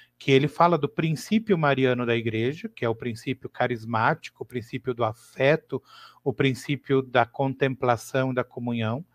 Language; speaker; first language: Portuguese; native; Portuguese